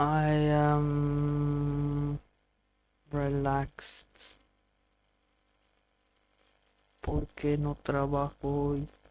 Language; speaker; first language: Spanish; non-native, learner; English